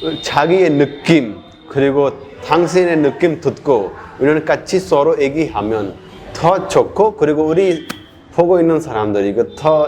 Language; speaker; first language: Korean; non-native, fluent; Hindi